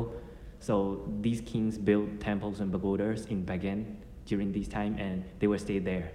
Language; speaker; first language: English; non-native, fluent; Burmese